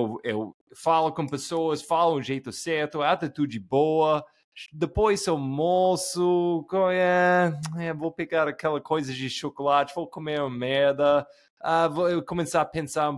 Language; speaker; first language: Portuguese; non-native, fluent; English